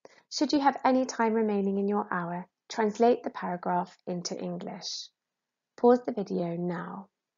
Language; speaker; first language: English; native; English